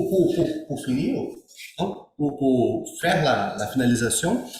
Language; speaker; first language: French; non-native, learner; Portuguese